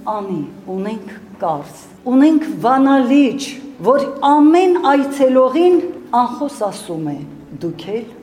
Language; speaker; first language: Armenian; native; Armenian